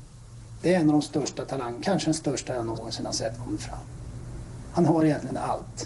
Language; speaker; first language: Swedish; native; Swedish